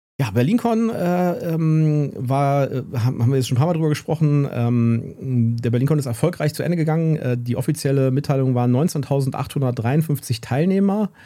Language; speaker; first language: German; native; German